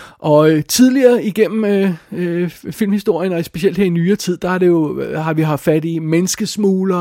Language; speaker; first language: Danish; native; Danish